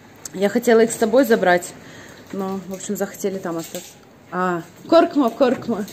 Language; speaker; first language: Russian; native; Russian